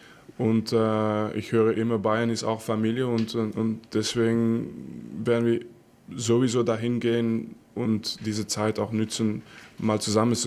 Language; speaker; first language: German; non-native, fluent; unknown